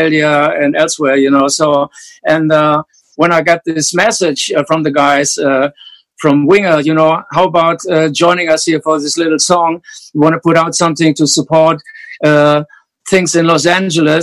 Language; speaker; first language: English; non-native, fluent; German